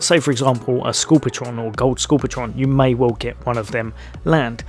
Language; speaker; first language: English; native; English